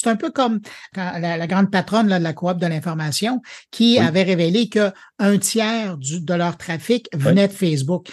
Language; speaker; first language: French; native; French